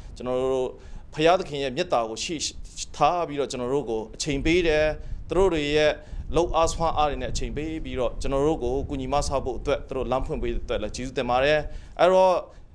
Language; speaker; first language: Burmese; non-native, local second language; Kachin